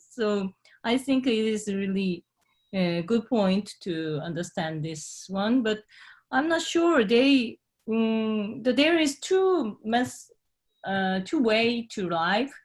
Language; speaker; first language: English; non-native, learner; Japanese